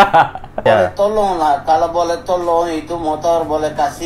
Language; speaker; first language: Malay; non-native, learner; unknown